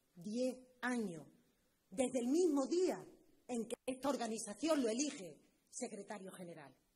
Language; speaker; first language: Spanish; native; Spanish